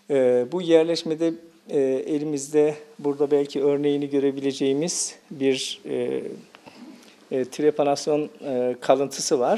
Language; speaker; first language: Turkish; native; Turkish